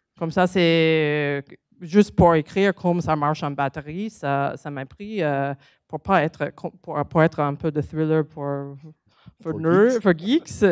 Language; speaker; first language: French; non-native, learner; English